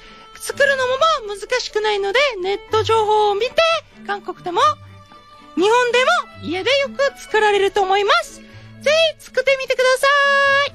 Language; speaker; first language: Japanese; non-native, fluent; Korean